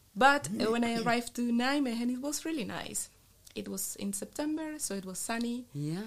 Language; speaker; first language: English; non-native, fluent; Spanish